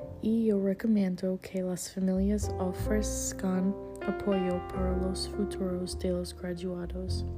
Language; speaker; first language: Spanish; non-native, learner; English